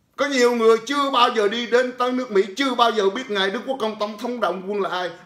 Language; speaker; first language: Vietnamese; native; Vietnamese